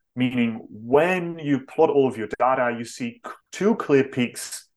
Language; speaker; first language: English; non-native, fluent; Dutch